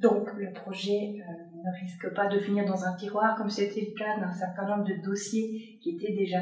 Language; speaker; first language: French; native; French